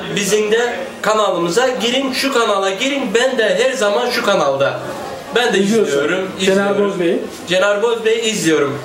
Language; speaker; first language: Turkish; non-native, fluent; Turkmen